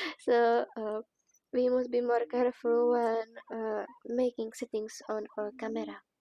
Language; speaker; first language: English; non-native, learner; Czech